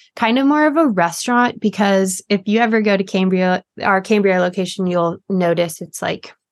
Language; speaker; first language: English; native; English